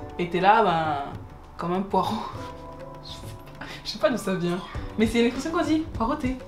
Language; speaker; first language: French; native; French